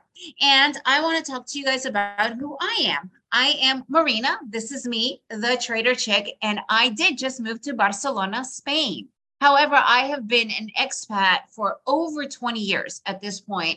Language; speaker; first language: English; early bilingual, other home language; Russian